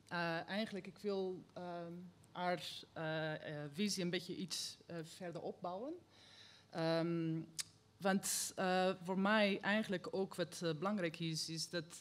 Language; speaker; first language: Dutch; non-native, fluent; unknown